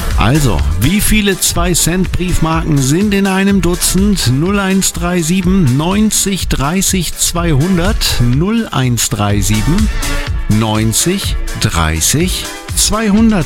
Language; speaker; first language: German; native; German